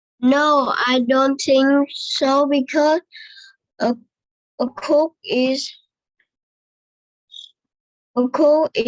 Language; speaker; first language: English; non-native, learner; Vietnamese